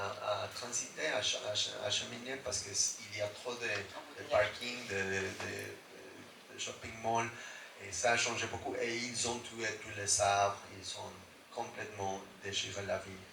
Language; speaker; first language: French; non-native, fluent; Spanish